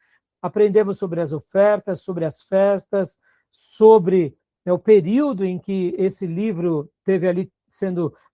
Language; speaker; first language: Portuguese; native; Portuguese